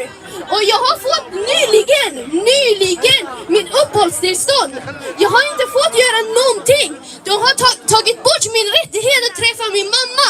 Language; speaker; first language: Swedish; early bilingual, other home language; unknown